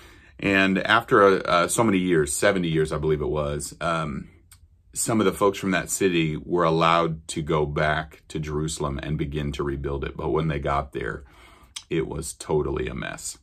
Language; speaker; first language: English; native; English